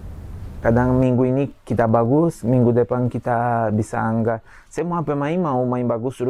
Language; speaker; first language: Indonesian; non-native, fluent; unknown